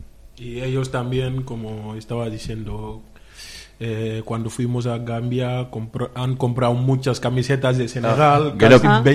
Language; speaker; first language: Spanish; non-native, fluent; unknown